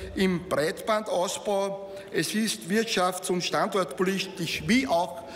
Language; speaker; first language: German; native; German